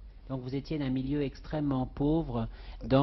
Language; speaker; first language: French; native; French